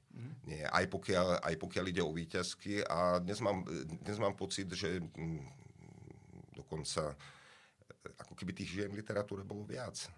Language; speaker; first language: Slovak; native; Slovak